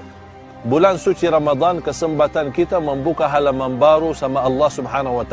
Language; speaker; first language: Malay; non-native, fluent; Arabic